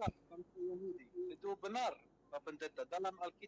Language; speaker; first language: Indonesian; non-native, fluent; Arabic